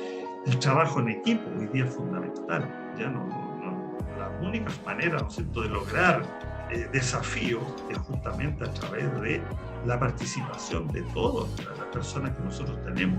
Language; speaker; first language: Spanish; native; Spanish